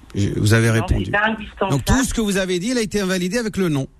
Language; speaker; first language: French; native; French